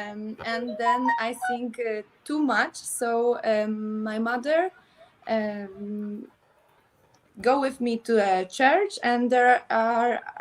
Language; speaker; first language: English; non-native, learner; Polish